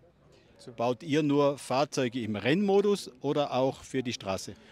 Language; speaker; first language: German; native; German